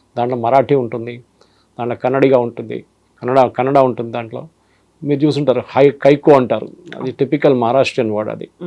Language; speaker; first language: Telugu; non-native, fluent; Malayalam